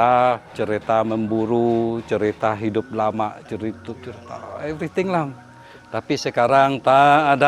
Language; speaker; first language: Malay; non-native, local second language; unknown